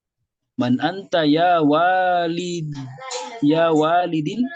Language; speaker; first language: Arabic; non-native, learner; Indonesian